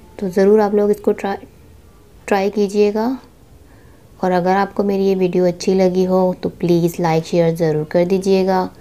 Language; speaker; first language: Urdu; native; Urdu